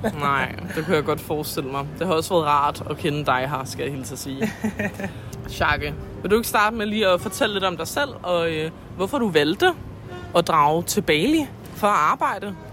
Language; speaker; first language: Danish; native; Danish